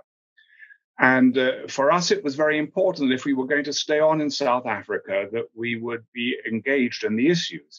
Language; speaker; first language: English; native; English